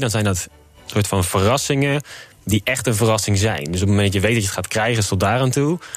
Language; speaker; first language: Dutch; native; Dutch